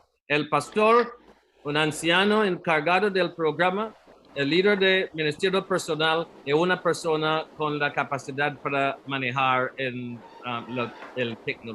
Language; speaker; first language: Spanish; non-native, learner; English